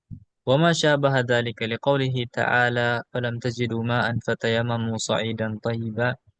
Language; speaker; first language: Arabic; non-native, fluent; Indonesian